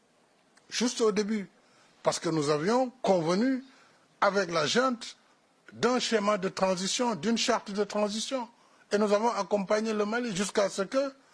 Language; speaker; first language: French; non-native, local second language; Wolof